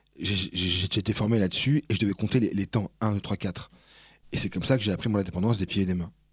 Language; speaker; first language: French; early bilingual, other home language; Spanish